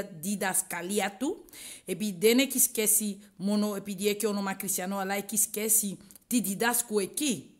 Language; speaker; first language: Greek; non-native, learner; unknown